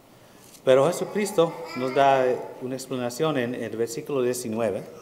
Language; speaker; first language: Spanish; early bilingual, heritage; Spanish